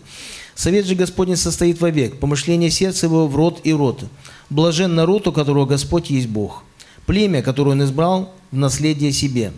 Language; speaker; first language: Russian; native; Russian